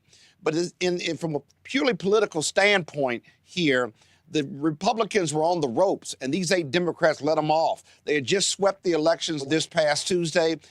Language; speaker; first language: English; native; English